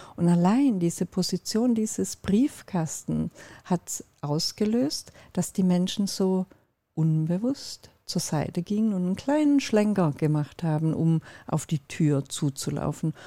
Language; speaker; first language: German; non-native, fluent; Turkish